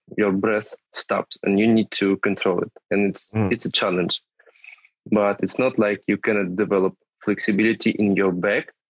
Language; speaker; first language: English; non-native, fluent; Russian